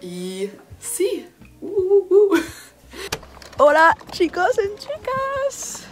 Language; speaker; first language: Spanish; non-native, learner; French